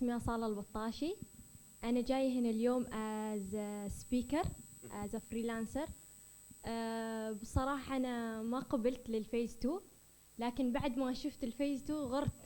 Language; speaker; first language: Arabic; native; Arabic